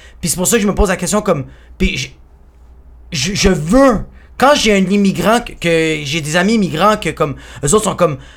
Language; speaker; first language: French; early bilingual, other home language; Spanish